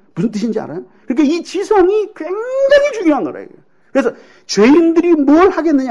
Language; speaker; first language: Korean; native; Korean